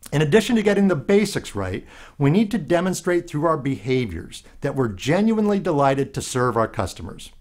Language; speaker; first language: English; native; English